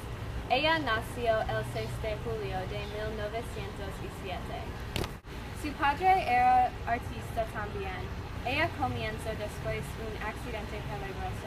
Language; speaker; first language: Spanish; non-native, learner; English